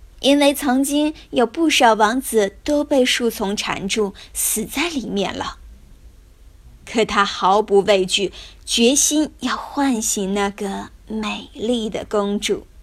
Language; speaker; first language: Chinese; native; Chinese